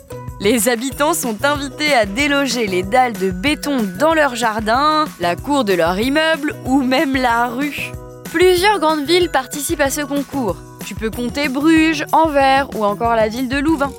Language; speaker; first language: French; native; French